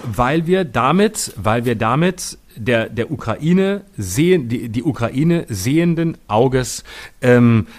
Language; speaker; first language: German; native; German